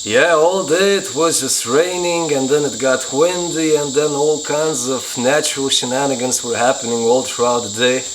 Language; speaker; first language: English; non-native, fluent; Lithuanian